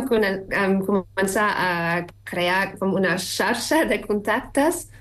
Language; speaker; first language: Catalan; non-native, fluent; German